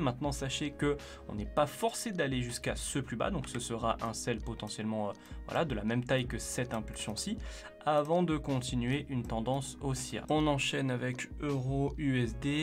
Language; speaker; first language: French; native; French